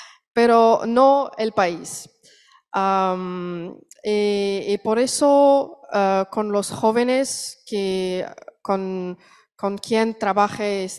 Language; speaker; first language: Spanish; non-native, learner; Arabic